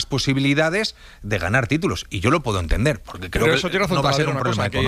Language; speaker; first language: Spanish; native; Spanish